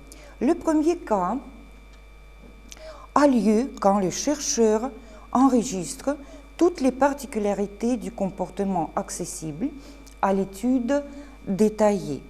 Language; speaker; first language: French; non-native, fluent; Russian